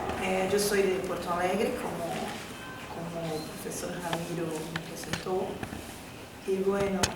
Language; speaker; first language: Spanish; non-native, fluent; Portuguese